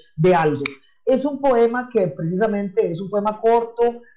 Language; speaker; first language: Spanish; non-native, local second language; English